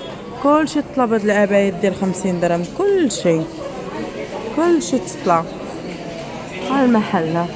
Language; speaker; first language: Arabic; native; Arabic